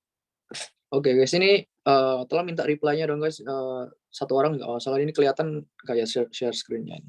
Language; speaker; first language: Indonesian; native; Indonesian